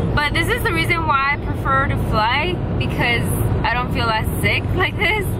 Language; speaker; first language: English; early bilingual, other home language; Spanish